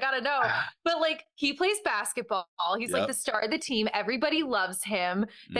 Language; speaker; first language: English; native; English